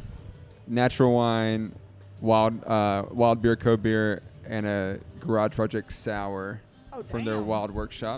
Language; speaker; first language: English; native; English